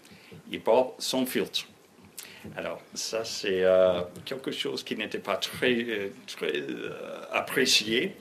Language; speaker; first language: French; non-native, fluent; English